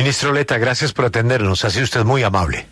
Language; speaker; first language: Spanish; native; Spanish